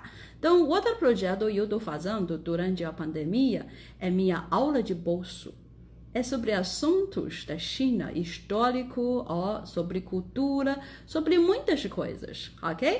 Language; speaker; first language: Portuguese; non-native, fluent; Chinese